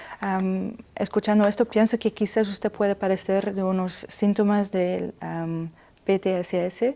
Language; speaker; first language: Spanish; non-native, fluent; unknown